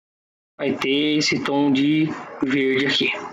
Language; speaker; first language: Portuguese; native; Portuguese